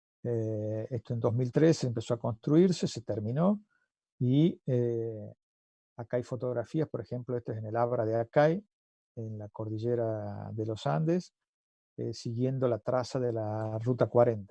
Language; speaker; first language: Spanish; native; Spanish